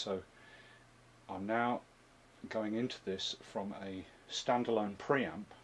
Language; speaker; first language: English; native; English